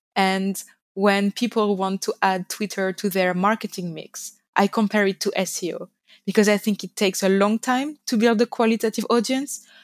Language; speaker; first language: English; non-native, fluent; French